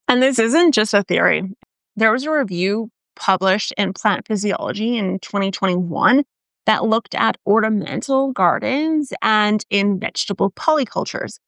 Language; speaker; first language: English; native; English